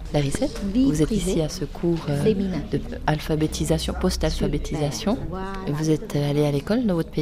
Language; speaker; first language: French; native; French